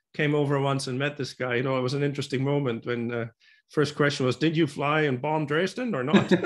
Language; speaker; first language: English; non-native, fluent; German